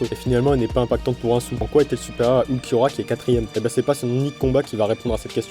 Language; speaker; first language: French; native; French